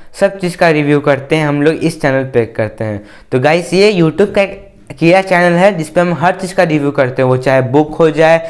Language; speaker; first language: Hindi; native; Hindi